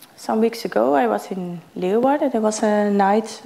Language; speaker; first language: English; non-native, fluent; Dutch